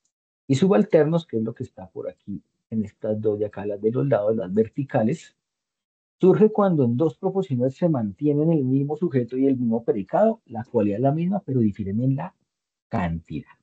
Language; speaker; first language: Spanish; native; Spanish